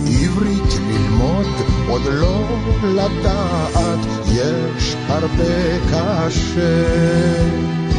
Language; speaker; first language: Hebrew; non-native, learner; Portuguese